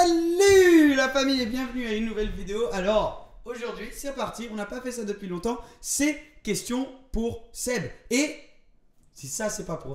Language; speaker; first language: French; native; French